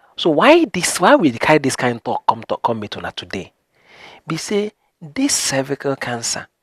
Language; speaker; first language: Nigerian Pidgin; non-native, local second language; Igbo